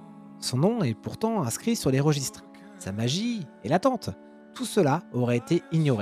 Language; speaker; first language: French; native; French